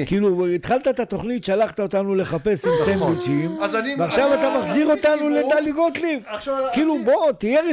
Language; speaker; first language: Hebrew; native; Hebrew